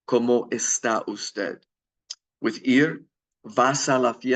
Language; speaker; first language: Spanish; non-native, fluent; English